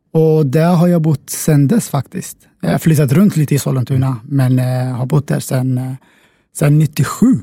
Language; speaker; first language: Swedish; early bilingual, other home language; Somali